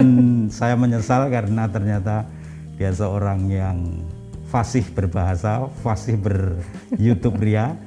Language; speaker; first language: Indonesian; native; Indonesian